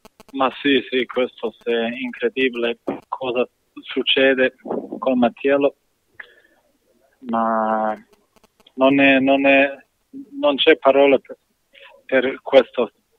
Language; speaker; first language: Italian; non-native, learner; Bosnian